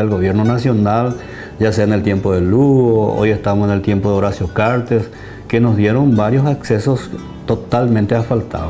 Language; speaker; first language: Spanish; native; Spanish